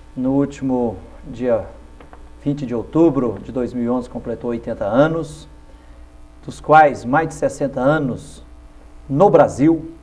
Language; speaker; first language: Portuguese; native; Portuguese